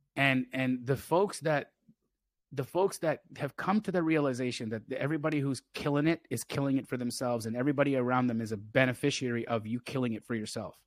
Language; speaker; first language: English; native; English